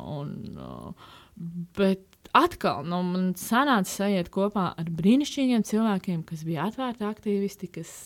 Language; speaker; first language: Latvian; native; Latvian